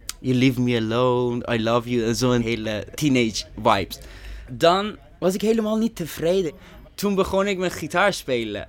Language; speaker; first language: Dutch; non-native, fluent; Persian